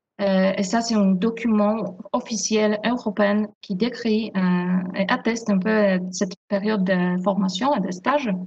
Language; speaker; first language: French; non-native, fluent; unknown